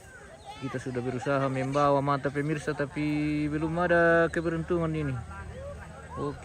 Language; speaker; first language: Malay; non-native, local second language; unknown